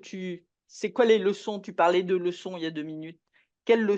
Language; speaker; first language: French; native; French